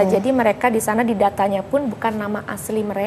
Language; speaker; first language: Indonesian; native; Indonesian